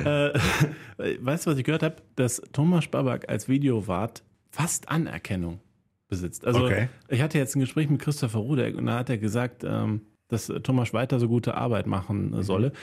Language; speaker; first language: German; native; German